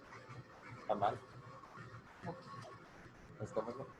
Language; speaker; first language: Spanish; non-native, learner; English